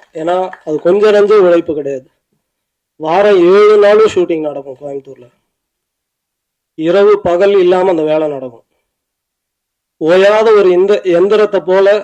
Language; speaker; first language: Tamil; native; Tamil